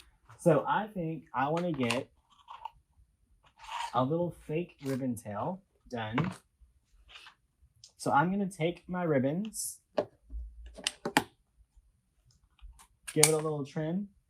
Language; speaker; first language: English; native; English